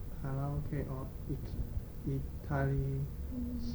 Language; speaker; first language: Japanese; non-native, learner; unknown